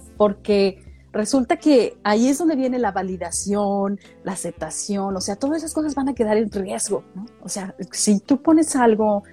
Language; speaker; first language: Spanish; native; Spanish